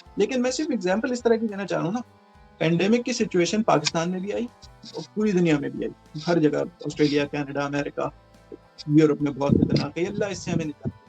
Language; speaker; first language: Urdu; native; Urdu